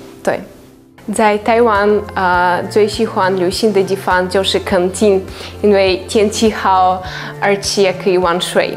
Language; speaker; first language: Chinese; non-native, fluent; Russian